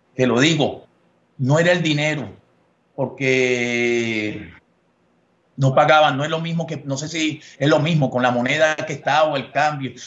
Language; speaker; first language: Spanish; native; Spanish